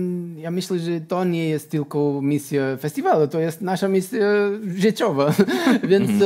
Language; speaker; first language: Polish; non-native, learner; Portuguese